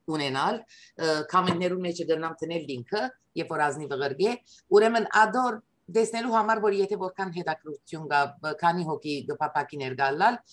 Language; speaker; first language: Armenian; native; Armenian